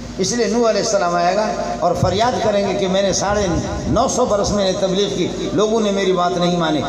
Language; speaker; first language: Urdu; non-native, local second language; Baluchi